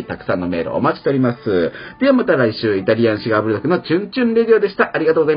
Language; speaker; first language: Japanese; native; Japanese